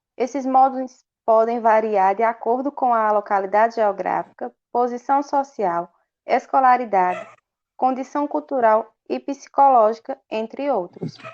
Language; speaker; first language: Portuguese; native; Portuguese